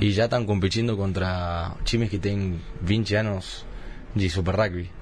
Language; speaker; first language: Portuguese; early bilingual, heritage; Spanish